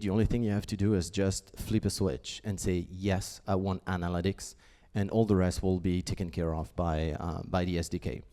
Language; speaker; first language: English; non-native, fluent; French